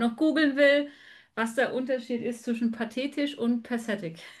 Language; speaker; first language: German; native; German